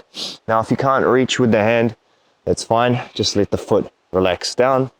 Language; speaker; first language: English; native; English